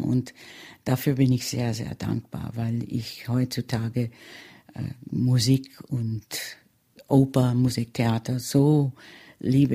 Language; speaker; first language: German; early bilingual, heritage; German